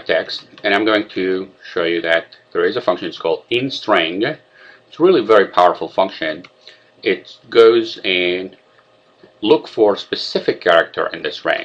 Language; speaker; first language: English; non-native, fluent; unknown